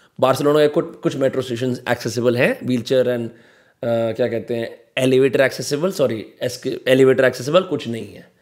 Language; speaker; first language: Hindi; native; Hindi